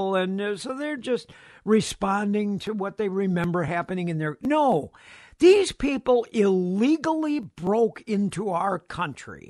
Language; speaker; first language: English; native; English